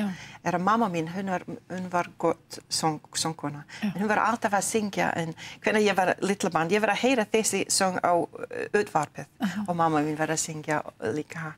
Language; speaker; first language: Icelandic; non-native, learner; English